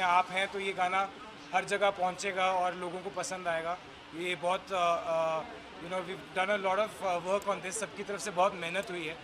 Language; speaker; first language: Hindi; native; Hindi